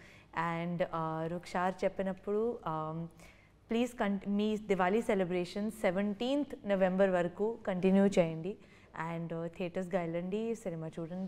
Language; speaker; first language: Telugu; non-native, learner; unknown